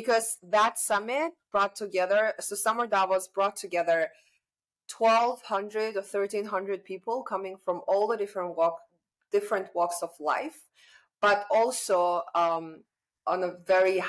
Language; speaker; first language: English; non-native, fluent; Chinese